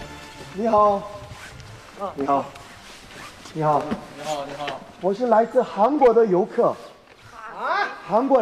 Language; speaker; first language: Chinese; non-native, fluent; Korean